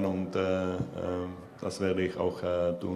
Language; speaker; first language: German; non-native, fluent; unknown